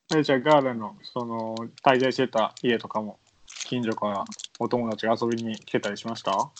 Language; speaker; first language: Japanese; native; Japanese